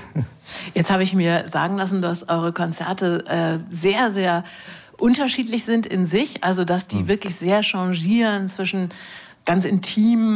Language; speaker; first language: German; native; German